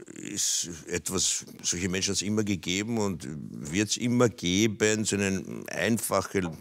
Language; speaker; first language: German; native; German